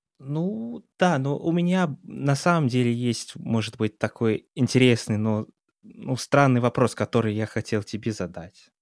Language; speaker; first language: Russian; non-native, fluent; English